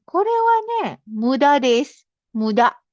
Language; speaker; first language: Japanese; non-native, fluent; Filipino